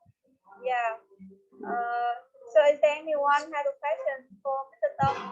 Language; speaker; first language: English; non-native, learner; Vietnamese